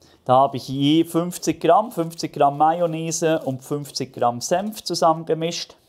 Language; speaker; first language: German; native; German